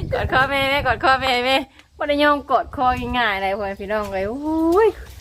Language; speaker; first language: Thai; native; Thai